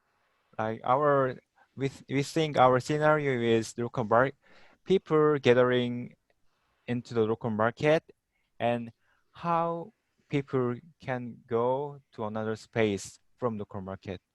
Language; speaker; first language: English; non-native, learner; Korean